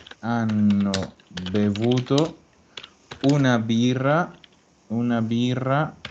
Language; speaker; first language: Italian; non-native, fluent; Spanish